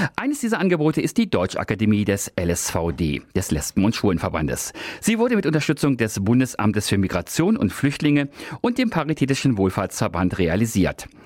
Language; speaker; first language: German; native; German